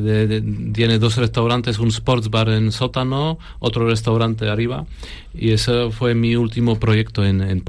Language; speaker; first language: Spanish; non-native, fluent; Polish